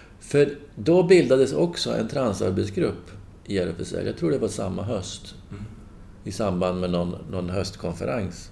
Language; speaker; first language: Swedish; native; Swedish